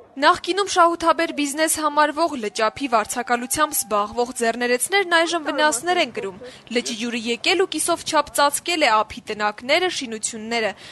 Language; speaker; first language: Armenian; native; Armenian